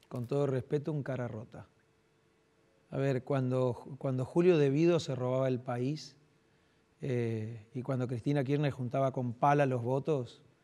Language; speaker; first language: Spanish; native; Spanish